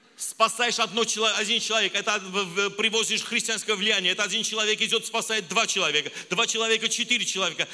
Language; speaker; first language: Russian; non-native, local second language; Armenian